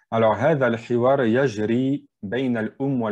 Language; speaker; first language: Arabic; non-native, fluent; French